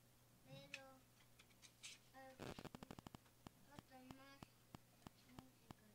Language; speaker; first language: Spanish; native; Spanish